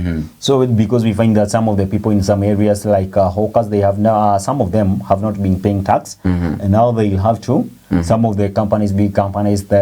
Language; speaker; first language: English; non-native, local second language; Swahili